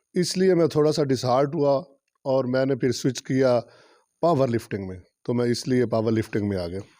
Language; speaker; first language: Urdu; non-native, local second language; Punjabi